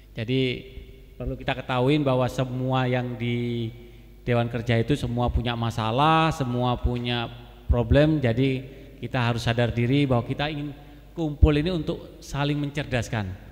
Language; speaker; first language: Indonesian; native; Indonesian